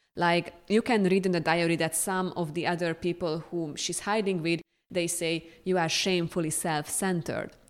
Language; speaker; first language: English; non-native, fluent; Hungarian